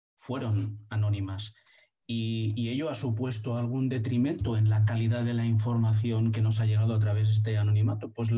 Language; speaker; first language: Spanish; non-native, local second language; Catalan